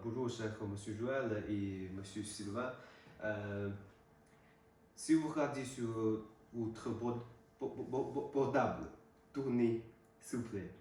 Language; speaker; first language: French; non-native, learner; Chinese